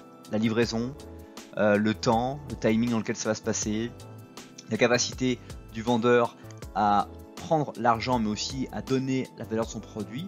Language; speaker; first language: French; native; French